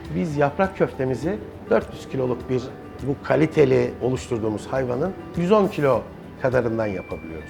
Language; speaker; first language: Turkish; native; Turkish